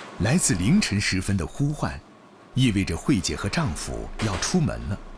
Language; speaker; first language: Chinese; native; Chinese